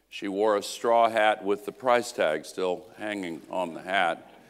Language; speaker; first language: English; native; English